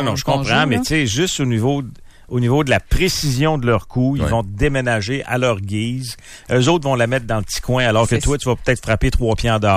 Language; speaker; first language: French; native; French